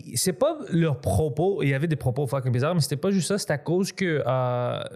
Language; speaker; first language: French; non-native, fluent; Greek